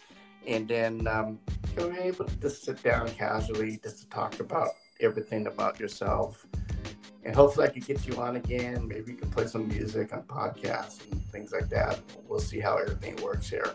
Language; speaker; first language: English; native; English